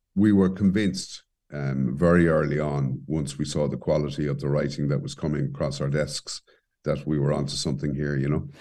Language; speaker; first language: English; native; English